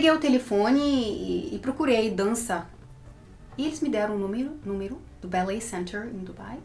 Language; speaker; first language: Portuguese; early bilingual, heritage; Portuguese